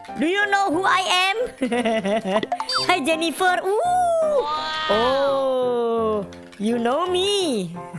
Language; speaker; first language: English; non-native, learner; Indonesian